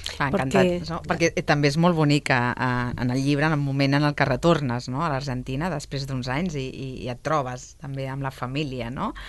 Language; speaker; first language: Catalan; native; Catalan